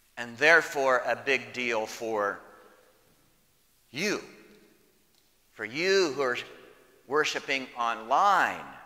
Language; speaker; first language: English; native; English